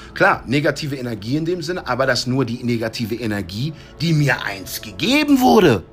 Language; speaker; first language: German; early bilingual, heritage; English